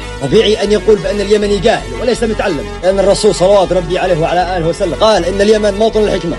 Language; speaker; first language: Arabic; native; Arabic